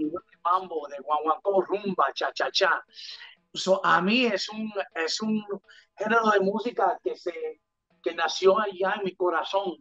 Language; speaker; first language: Spanish; early bilingual, heritage; English